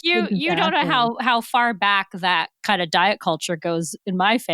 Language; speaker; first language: English; native; English